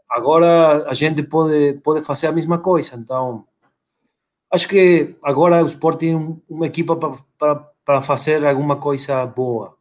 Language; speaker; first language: Portuguese; non-native, fluent; Spanish